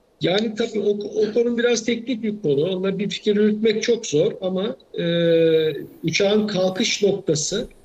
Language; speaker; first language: Turkish; native; Turkish